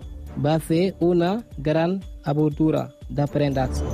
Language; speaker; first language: Catalan; non-native, learner; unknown